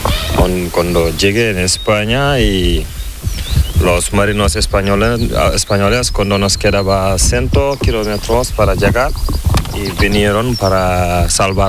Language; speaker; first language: Spanish; non-native, learner; Fula